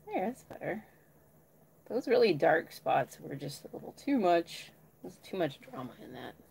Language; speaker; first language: English; native; English